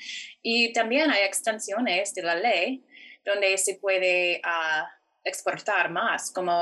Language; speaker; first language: Spanish; non-native, fluent; English